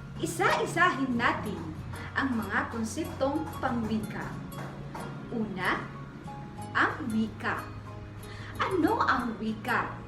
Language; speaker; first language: Filipino; non-native, local second language; Maranao